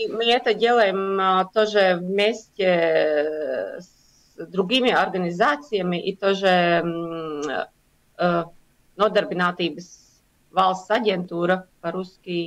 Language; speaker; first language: Russian; non-native, local second language; Latvian